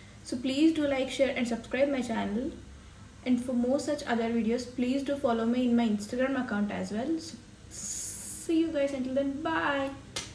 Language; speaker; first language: English; non-native, local second language; Telugu